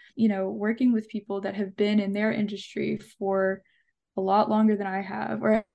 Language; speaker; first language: English; native; English